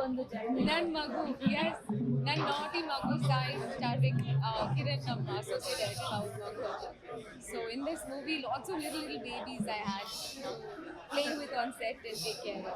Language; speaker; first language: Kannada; non-native, learner; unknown